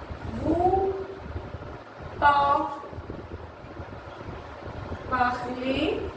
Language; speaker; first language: French; non-native, learner; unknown